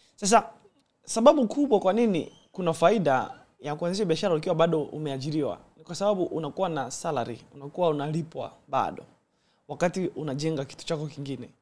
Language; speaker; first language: Swahili; native; Swahili